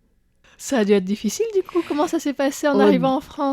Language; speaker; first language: French; native; French